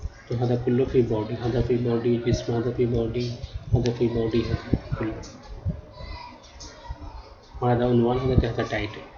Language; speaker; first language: Arabic; non-native, learner; Urdu